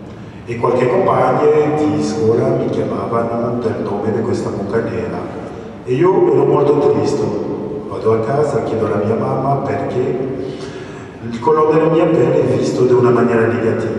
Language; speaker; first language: Italian; early bilingual, other home language; French